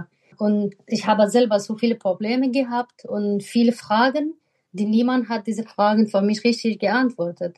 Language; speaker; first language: German; non-native, fluent; Persian